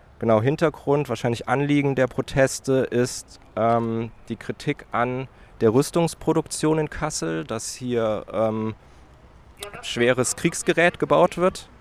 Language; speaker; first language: German; native; German